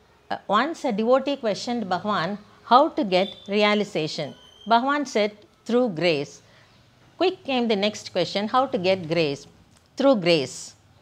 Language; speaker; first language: English; non-native, local second language; Tamil